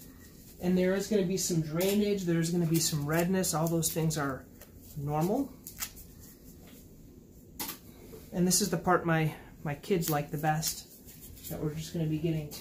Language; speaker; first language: English; native; English